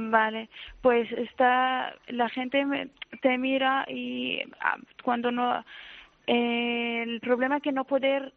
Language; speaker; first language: Spanish; non-native, fluent; Arabic